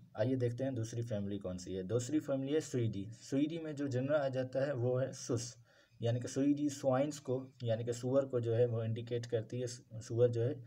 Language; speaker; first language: Urdu; non-native, local second language; Sindhi